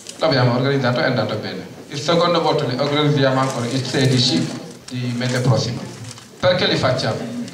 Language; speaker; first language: Italian; non-native, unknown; Wolof